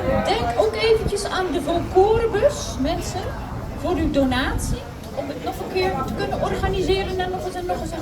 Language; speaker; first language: Dutch; native; Dutch